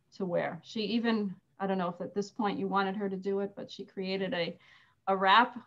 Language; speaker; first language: English; native; English